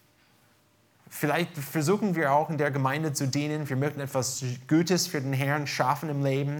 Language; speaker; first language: German; non-native, fluent; English